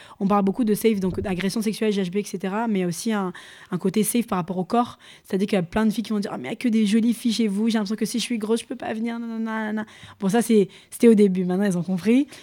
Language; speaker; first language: French; early bilingual, other home language; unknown